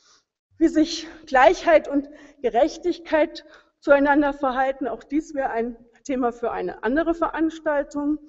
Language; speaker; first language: German; native; German